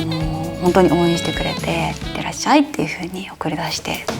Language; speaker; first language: Japanese; native; Japanese